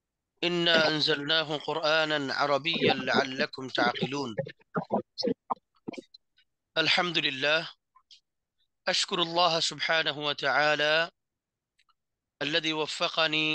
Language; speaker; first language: Arabic; non-native, fluent; Bangla